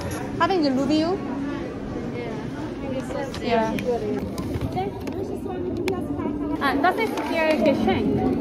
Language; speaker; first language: German; non-native, learner; Korean